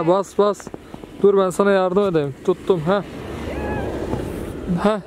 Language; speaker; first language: Turkish; native; Turkish